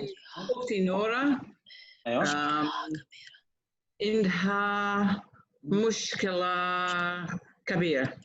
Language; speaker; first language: Arabic; non-native, learner; English